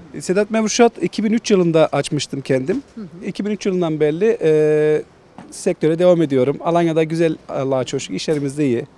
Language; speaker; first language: Turkish; native; Turkish